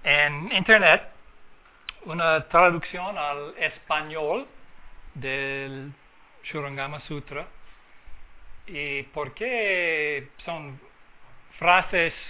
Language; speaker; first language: Spanish; non-native, fluent; English